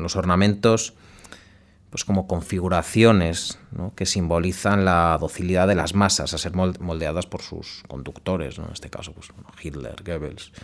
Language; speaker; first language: Spanish; native; Spanish